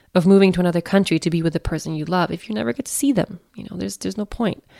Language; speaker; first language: English; non-native, fluent; Swedish